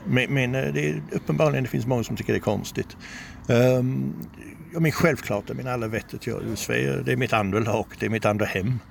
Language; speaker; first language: Swedish; non-native, fluent; English